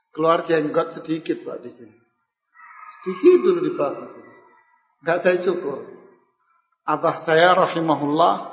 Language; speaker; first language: Indonesian; non-native, local second language; Javanese